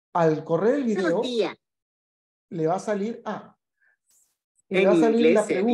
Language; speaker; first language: Spanish; native; Spanish